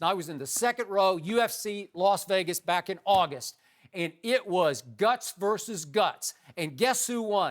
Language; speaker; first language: English; native; English